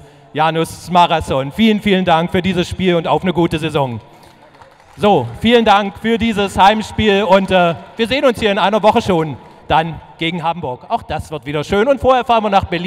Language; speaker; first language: German; native; German